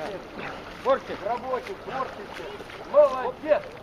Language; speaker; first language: Russian; native; Russian